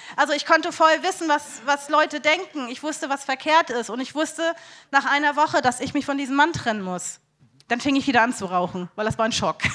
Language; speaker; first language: German; native; German